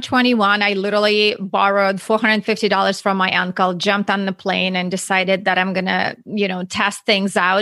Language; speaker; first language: English; non-native, fluent; Russian